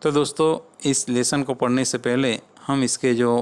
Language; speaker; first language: Hindi; non-native, local second language; Gujarati